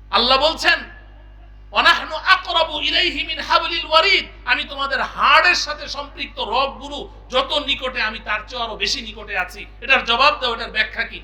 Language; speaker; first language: Bangla; native; Bangla